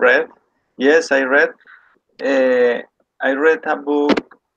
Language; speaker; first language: English; non-native, learner; Spanish